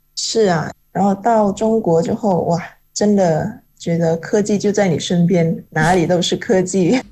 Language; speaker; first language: Chinese; non-native, fluent; Indonesian